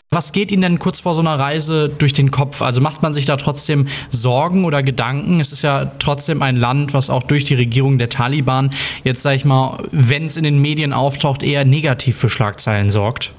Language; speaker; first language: German; native; German